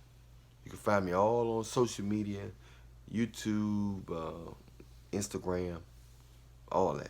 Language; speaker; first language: English; native; English